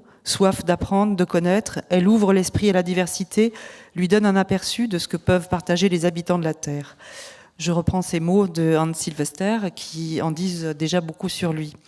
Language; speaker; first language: French; native; French